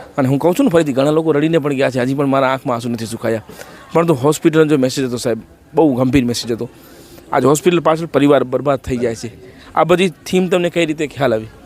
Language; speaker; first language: Gujarati; non-native, local second language; Kachhi